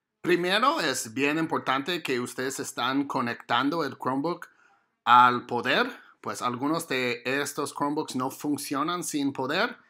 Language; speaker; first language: Spanish; non-native, fluent; English